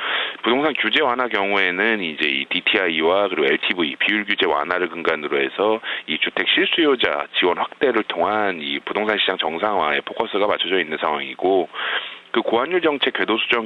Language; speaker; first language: Korean; native; Korean